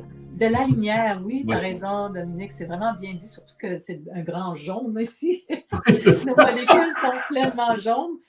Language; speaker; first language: French; native; French